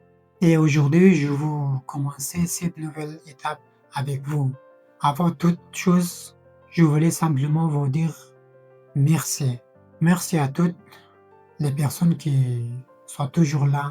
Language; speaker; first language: French; non-native, fluent; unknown